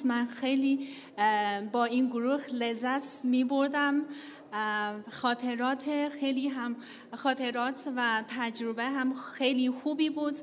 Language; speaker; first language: Persian; non-native, learner; Chinese